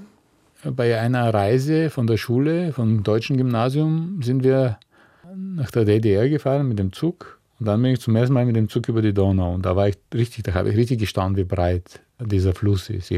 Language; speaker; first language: German; non-native, fluent; Bulgarian